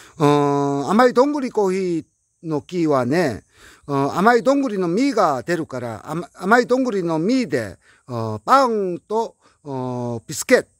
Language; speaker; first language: Japanese; non-native, learner; Korean